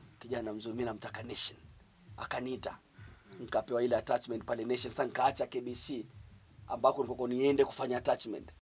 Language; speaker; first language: Swahili; native; Swahili